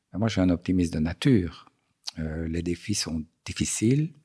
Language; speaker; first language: French; native; French